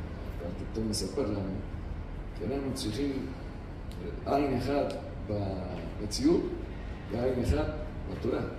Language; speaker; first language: Hebrew; non-native, fluent; Spanish